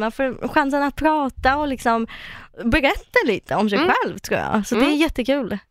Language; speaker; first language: Swedish; non-native, fluent; Russian